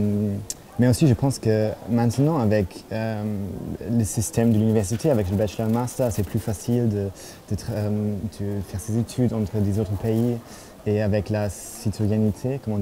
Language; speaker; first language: French; non-native, fluent; German